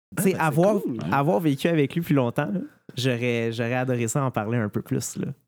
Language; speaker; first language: French; native; French